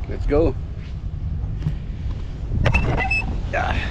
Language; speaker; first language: English; non-native, learner; Filipino